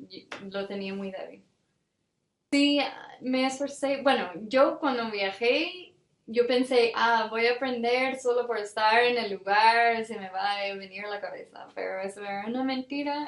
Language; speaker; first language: Spanish; non-native, fluent; English